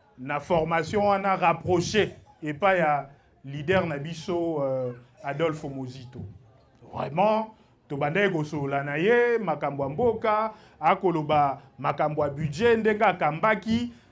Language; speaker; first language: Lingala; native; Lingala